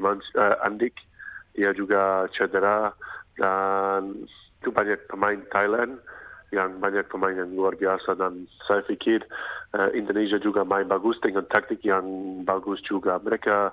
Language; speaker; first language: Indonesian; non-native, fluent; English